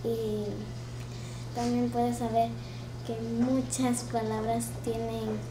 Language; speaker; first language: Spanish; early bilingual, heritage; Spanish